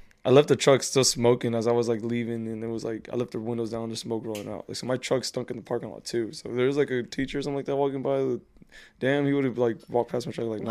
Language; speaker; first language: English; early bilingual, other home language; Spanish